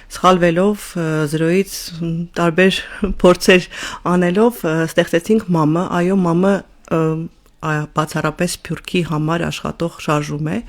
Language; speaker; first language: Armenian; native; Armenian